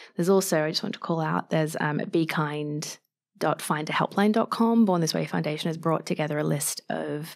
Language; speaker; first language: English; native; English